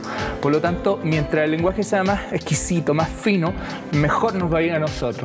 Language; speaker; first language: Spanish; native; Spanish